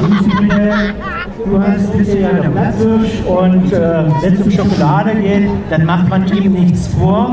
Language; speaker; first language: German; native; German